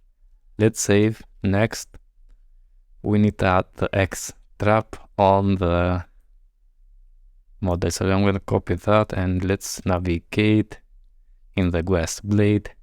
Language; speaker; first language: English; non-native, fluent; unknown